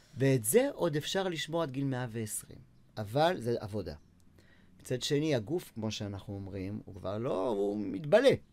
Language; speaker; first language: Hebrew; native; Hebrew